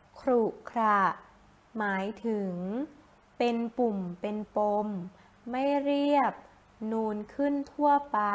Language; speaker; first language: Thai; native; Thai